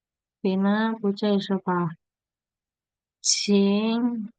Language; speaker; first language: Chinese; non-native, fluent; Indonesian